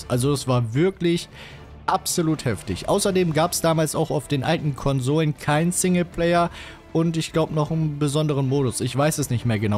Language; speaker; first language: German; native; German